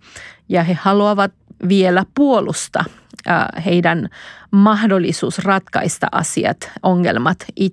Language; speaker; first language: Finnish; non-native, fluent; Spanish